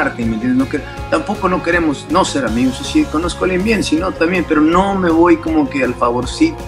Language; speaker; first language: Spanish; early bilingual, other home language; English